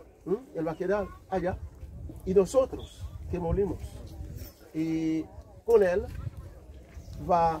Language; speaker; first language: Spanish; non-native, learner; Haitian Creole